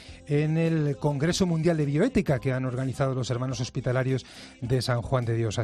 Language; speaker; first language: Spanish; native; Spanish